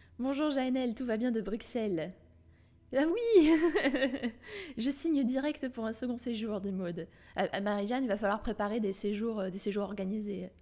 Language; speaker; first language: French; native; French